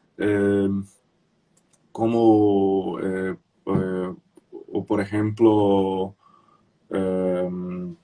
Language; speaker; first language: Spanish; non-native, fluent; Portuguese